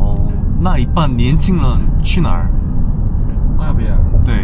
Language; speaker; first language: Chinese; non-native, learner; Korean